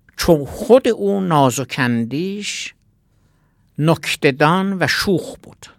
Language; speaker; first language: Persian; non-native, local second language; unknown